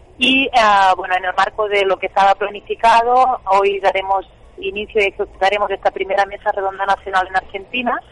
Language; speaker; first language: Spanish; non-native, local second language; Catalan